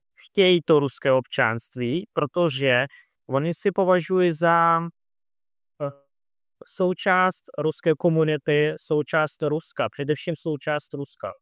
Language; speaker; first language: Czech; non-native, fluent; Russian